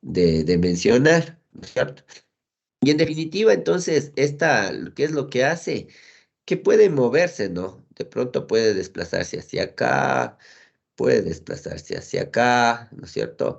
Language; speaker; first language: Spanish; native; Spanish